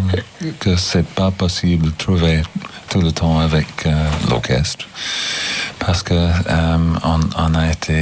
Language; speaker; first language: French; non-native, fluent; English